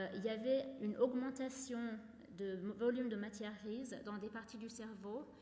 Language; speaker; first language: French; non-native, fluent; English